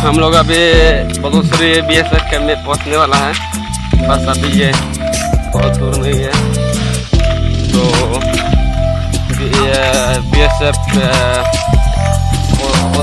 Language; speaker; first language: Hindi; non-native, local second language; Chakma